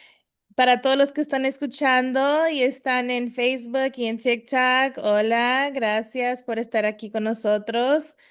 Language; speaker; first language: Spanish; early bilingual, heritage; Spanish